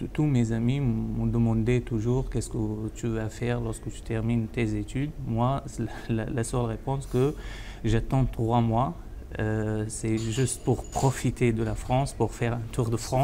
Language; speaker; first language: French; non-native, fluent; Arabic